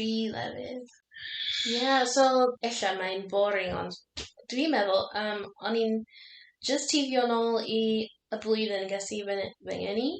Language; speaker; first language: Welsh; non-native, learner; English